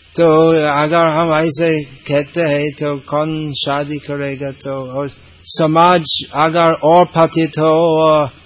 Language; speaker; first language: Hindi; non-native, fluent; English